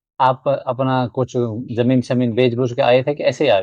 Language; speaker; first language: Hindi; native; Hindi